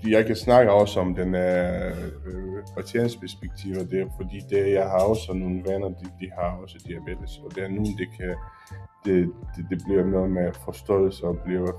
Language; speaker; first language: Danish; non-native, learner; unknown